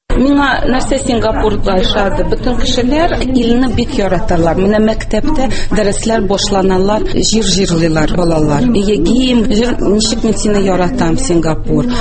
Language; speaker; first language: Tatar; non-native, local second language; Russian